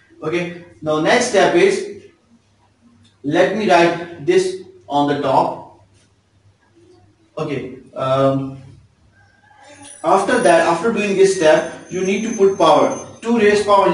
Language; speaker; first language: English; non-native, local second language; Urdu